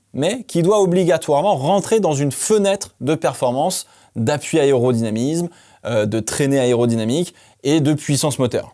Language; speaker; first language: French; native; French